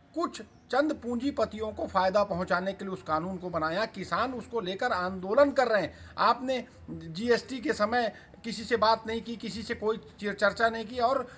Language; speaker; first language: Hindi; native; Hindi